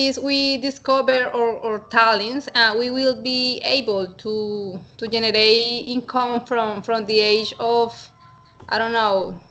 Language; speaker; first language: English; non-native, learner; Spanish